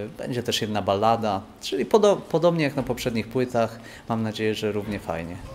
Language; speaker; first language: Polish; native; Polish